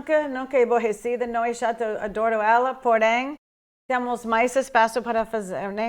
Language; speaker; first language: Portuguese; non-native, fluent; English